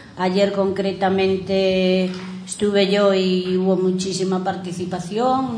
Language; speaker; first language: Spanish; native; Spanish